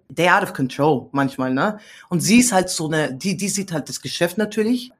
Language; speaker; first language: German; early bilingual, other home language; Central Kurdish